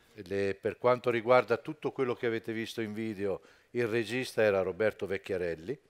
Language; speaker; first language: Italian; native; Italian